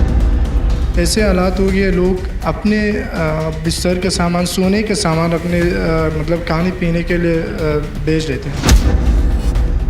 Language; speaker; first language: Hindi; non-native, learner; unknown